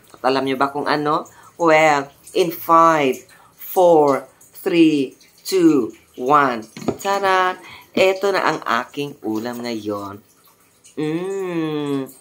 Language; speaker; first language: Filipino; non-native, local second language; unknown